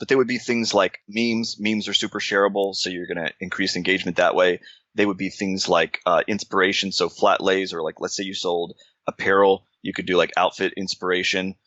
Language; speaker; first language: English; native; English